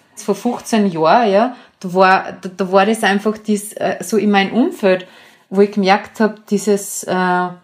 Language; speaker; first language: German; native; German